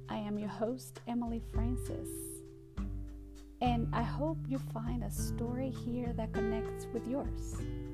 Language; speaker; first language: English; non-native, fluent; Spanish